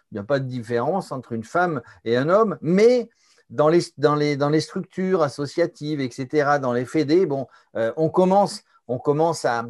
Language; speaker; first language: French; native; French